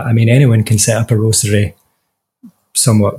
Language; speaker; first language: English; native; English